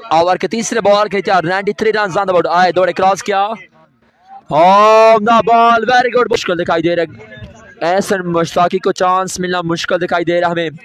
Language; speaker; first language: Urdu; non-native, local second language; Punjabi